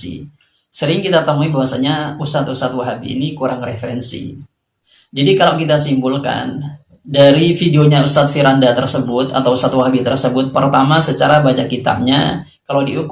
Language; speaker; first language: Indonesian; native; Indonesian